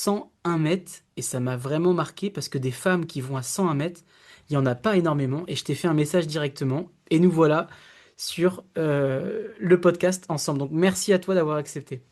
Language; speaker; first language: French; native; French